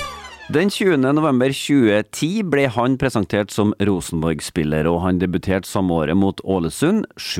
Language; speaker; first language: Norwegian; native; Norwegian